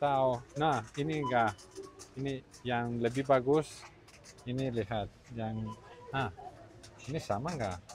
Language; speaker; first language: Indonesian; non-native, learner; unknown